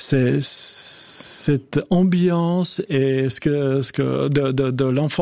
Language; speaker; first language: French; non-native, fluent; Albanian